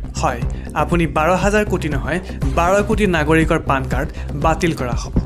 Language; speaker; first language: Assamese; non-native, local second language; Bangla